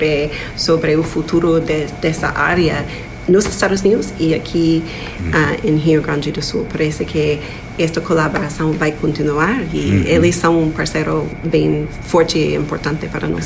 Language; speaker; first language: Portuguese; non-native, fluent; English